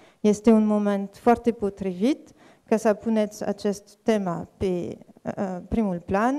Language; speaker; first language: Romanian; non-native, fluent; French